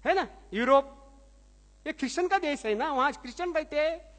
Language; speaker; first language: Hindi; non-native, local second language; Marathi